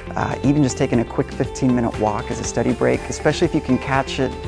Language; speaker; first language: English; native; English